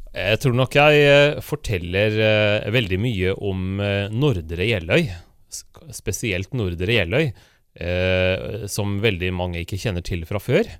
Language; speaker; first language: Norwegian; native; Norwegian